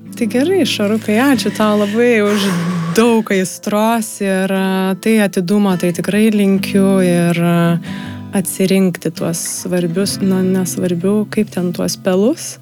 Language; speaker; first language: Lithuanian; native; Lithuanian